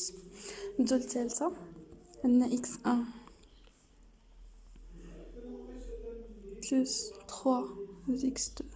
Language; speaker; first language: Arabic; native; Arabic